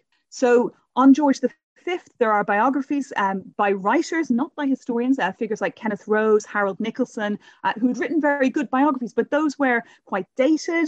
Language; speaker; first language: English; native; English